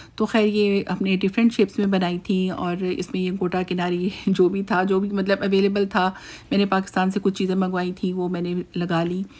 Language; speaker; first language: Urdu; native; Urdu